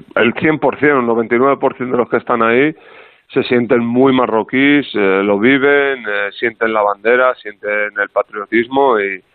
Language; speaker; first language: Spanish; non-native, fluent; Arabic